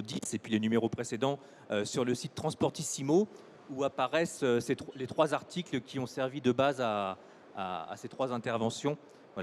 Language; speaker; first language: French; native; French